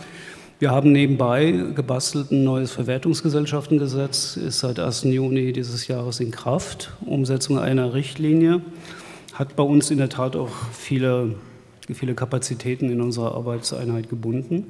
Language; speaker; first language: German; native; German